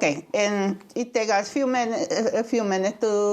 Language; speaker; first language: English; non-native, learner; Spanish